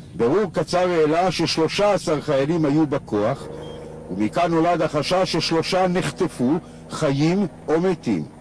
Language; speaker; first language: Hebrew; native; Hebrew